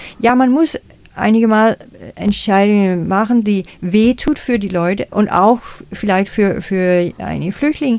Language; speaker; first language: German; non-native, fluent; Danish